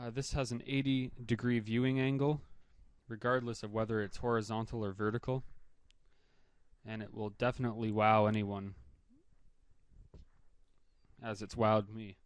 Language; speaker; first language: English; native; English